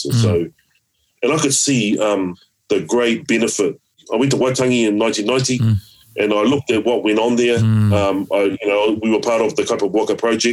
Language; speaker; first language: English; native; English